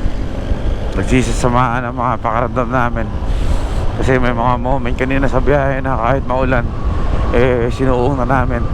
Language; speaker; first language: Filipino; native; Filipino